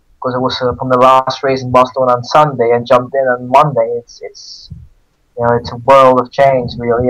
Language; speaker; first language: English; non-native, fluent; Dutch